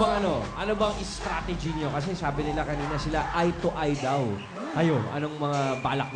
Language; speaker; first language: Filipino; native; Filipino